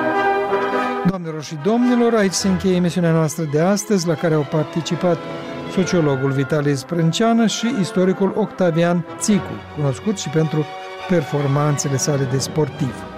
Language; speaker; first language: Romanian; native; Romanian